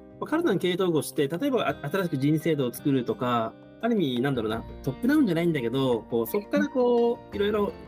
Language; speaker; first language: Japanese; native; Japanese